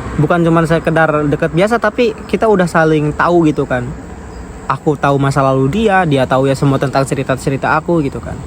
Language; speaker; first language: Indonesian; native; Indonesian